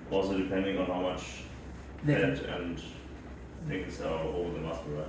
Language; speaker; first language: English; non-native, fluent; German